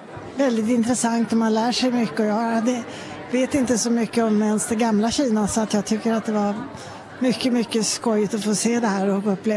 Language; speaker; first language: Swedish; native; Swedish